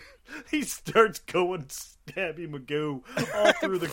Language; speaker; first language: English; native; English